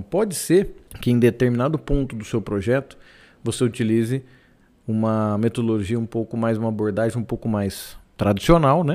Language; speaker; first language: Portuguese; native; Portuguese